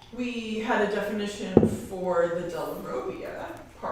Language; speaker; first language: English; native; English